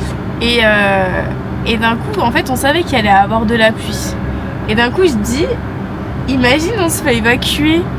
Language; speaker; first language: French; native; French